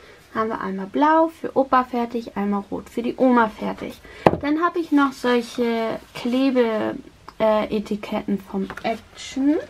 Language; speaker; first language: German; native; German